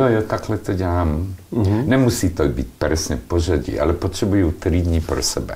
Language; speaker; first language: Czech; non-native, local second language; Slovak